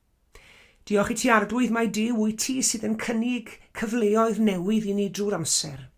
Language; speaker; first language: Welsh; native; Welsh